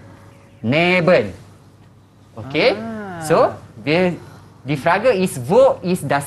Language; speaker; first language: German; non-native, fluent; Malay